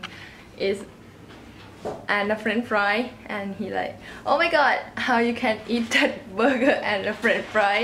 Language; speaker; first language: English; non-native, learner; Thai